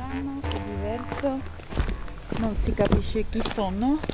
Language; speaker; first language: Italian; non-native, learner; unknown